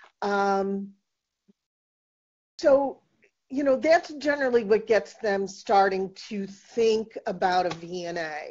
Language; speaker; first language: English; native; English